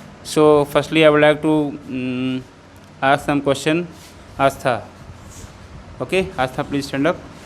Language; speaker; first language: English; non-native, learner; Hindi